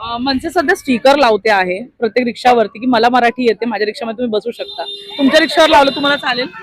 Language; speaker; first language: Marathi; native; Marathi